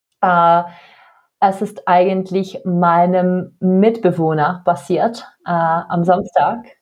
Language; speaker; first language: German; non-native, fluent; Czech